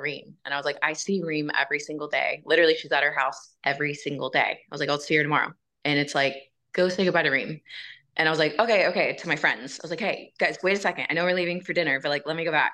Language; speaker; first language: English; native; English